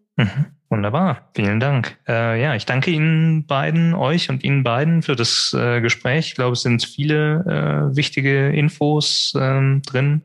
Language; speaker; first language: German; native; German